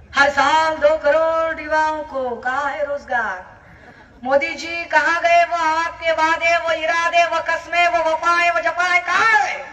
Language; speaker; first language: Hindi; non-native, local second language; Marathi